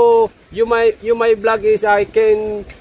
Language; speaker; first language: English; non-native, learner; Filipino